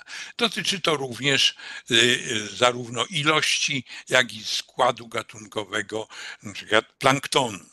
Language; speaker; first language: Polish; native; Polish